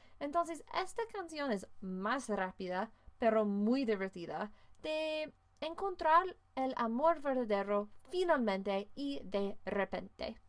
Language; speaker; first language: Spanish; non-native, fluent; English